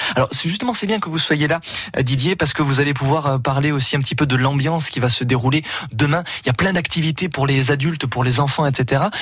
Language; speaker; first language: French; native; French